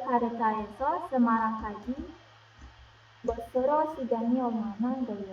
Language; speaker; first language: Korean; non-native, learner; Indonesian